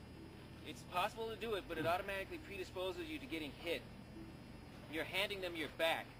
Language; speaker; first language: English; native; English